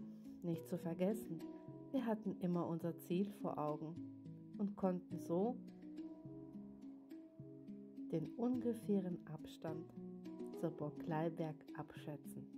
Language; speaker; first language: German; native; German